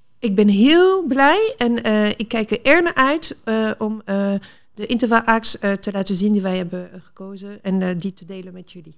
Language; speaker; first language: Dutch; non-native, fluent; French